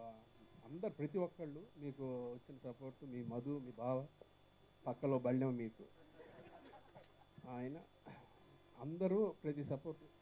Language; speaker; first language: Telugu; native; Telugu